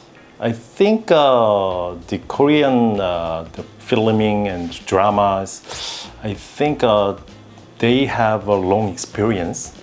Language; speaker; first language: English; non-native, learner; Korean